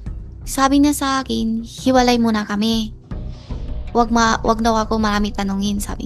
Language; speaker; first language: Filipino; non-native, learner; Chinese